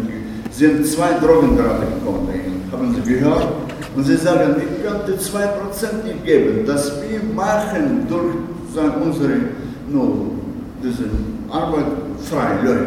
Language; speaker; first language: German; non-native, learner; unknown